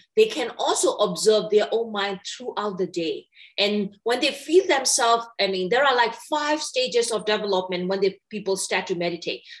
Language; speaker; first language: English; non-native, fluent; Burmese